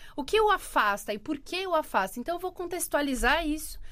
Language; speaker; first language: Portuguese; native; Portuguese